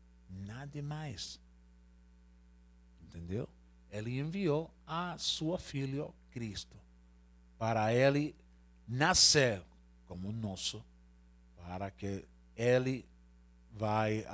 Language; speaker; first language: Portuguese; non-native, learner; Spanish